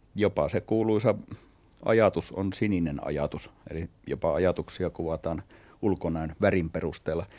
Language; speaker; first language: Finnish; native; Finnish